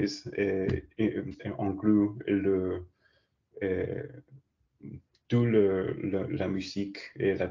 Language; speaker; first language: French; non-native, learner; English